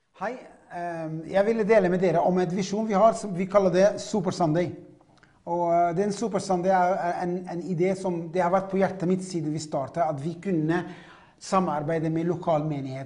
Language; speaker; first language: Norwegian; non-native, fluent; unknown